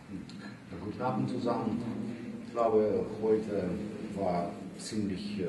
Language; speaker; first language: German; non-native, fluent; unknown